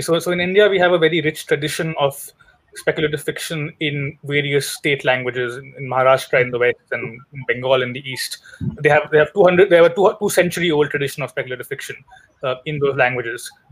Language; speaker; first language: English; non-native, local second language; Hindi